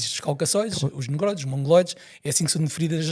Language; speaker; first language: Portuguese; native; Portuguese